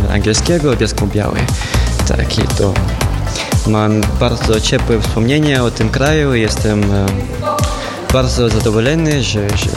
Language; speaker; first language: Polish; non-native, learner; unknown